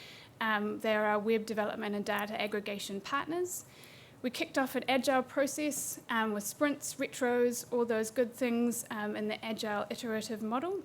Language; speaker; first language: English; native; English